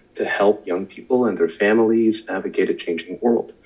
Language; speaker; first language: English; native; English